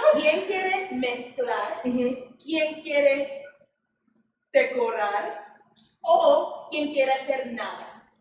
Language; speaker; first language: Spanish; non-native, fluent; English